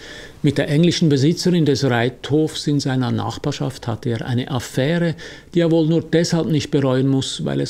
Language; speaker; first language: German; native; German